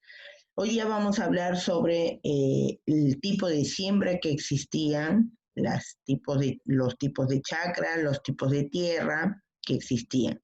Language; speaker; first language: Spanish; native; Spanish